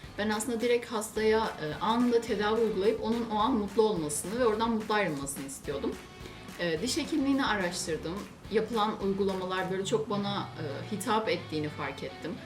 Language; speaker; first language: Turkish; native; Turkish